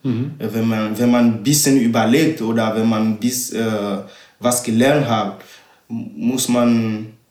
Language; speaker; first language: German; non-native, learner; Ewe